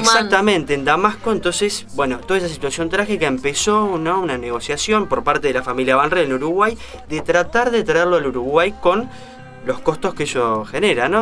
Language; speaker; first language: Spanish; native; Spanish